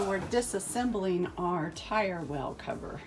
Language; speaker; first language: English; native; English